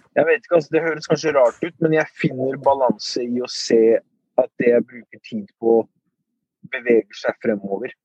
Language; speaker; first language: Norwegian; early bilingual, other home language; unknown